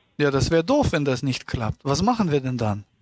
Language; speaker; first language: German; native; German